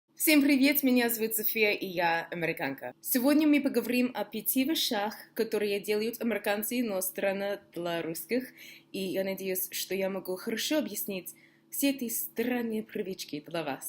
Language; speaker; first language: Russian; non-native, fluent; English